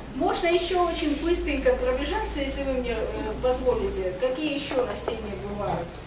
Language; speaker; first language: Russian; non-native, local second language; Georgian